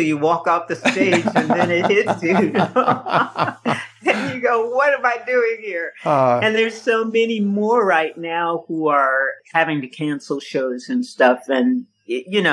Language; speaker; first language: English; native; English